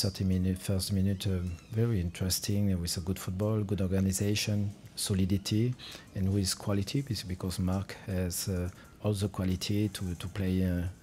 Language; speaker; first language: English; non-native, fluent; French